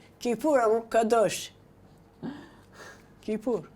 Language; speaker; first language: Hebrew; non-native, learner; Persian